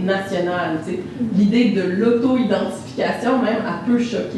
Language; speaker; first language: French; native; French